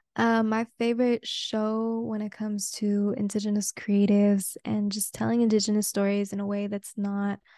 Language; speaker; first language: English; early bilingual, other home language; Spanish